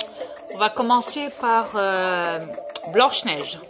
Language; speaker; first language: French; native; French